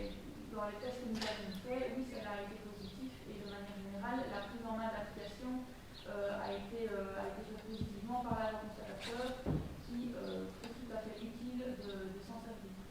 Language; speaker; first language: French; native; French